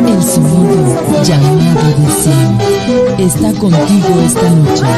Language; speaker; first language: Spanish; native; Spanish